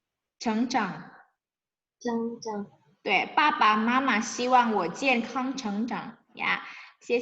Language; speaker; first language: Chinese; non-native, fluent; Indonesian